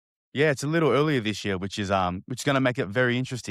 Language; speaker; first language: English; native; English